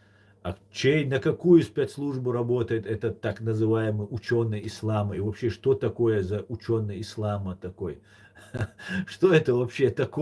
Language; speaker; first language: Russian; non-native, local second language; Chechen